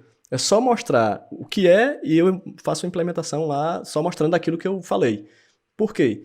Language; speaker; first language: Portuguese; native; Portuguese